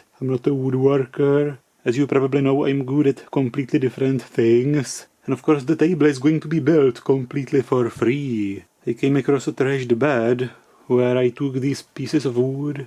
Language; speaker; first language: English; non-native, fluent; Czech